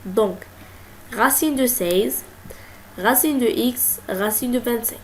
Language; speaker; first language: French; non-native, local second language; Arabic